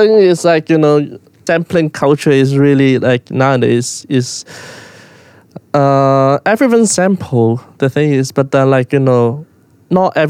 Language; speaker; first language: English; non-native, local second language; Cantonese